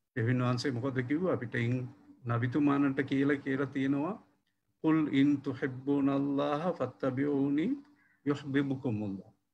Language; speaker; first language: Sinhala; non-native, local second language; Tamil